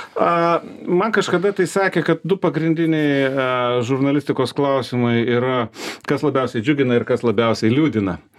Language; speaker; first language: Lithuanian; native; Lithuanian